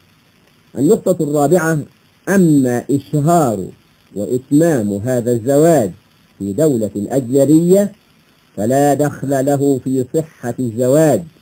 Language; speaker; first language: Arabic; native; Arabic